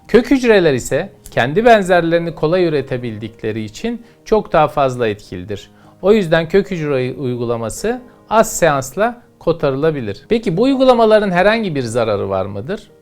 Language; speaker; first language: Turkish; native; Turkish